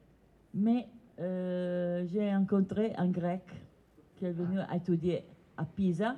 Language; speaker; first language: French; non-native, learner; Italian